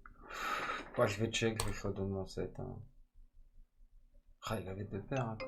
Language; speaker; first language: French; native; French